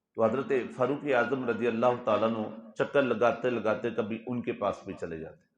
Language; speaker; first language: Urdu; non-native, local second language; Punjabi